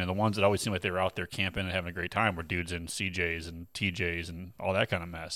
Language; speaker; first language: English; native; English